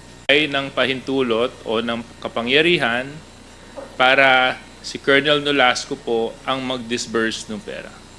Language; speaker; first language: Filipino; native; Filipino